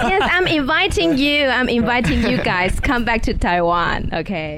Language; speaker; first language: English; non-native, fluent; Chinese